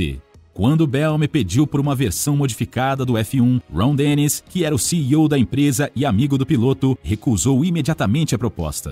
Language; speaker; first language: Portuguese; native; Portuguese